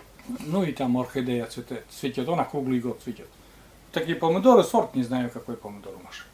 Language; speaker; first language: Russian; native; Russian